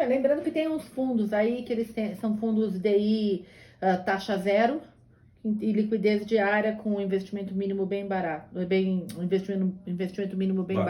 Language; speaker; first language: Portuguese; native; Portuguese